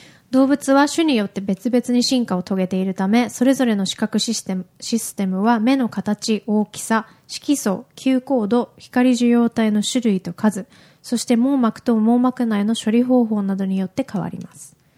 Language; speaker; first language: Japanese; native; Japanese